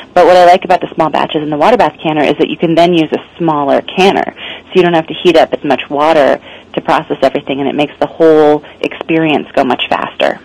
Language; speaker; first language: English; native; English